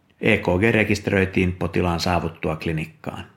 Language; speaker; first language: Finnish; native; Finnish